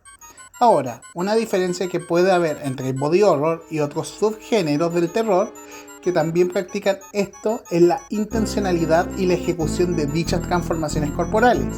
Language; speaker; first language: Spanish; native; Spanish